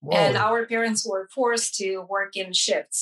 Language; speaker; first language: English; non-native, fluent; Romanian